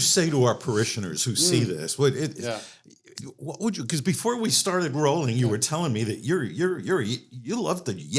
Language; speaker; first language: English; native; English